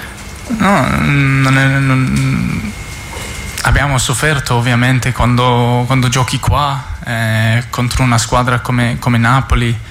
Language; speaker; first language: Italian; non-native, fluent; English